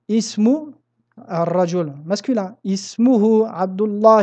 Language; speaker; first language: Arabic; non-native, fluent; French